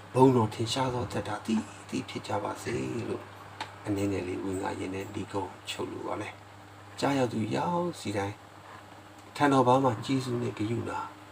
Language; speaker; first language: Burmese; non-native, local second language; S'gaw Karen